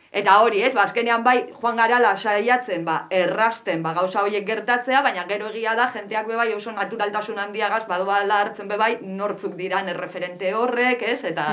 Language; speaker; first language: Basque; non-native, local second language; Spanish